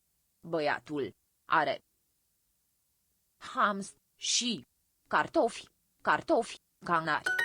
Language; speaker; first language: Romanian; non-native, learner; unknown